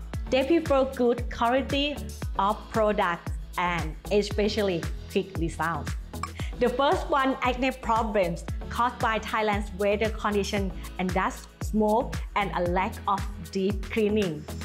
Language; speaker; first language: English; non-native, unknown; Thai